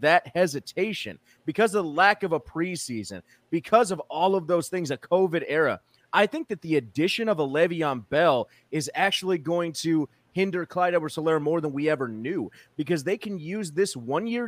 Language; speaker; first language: English; native; English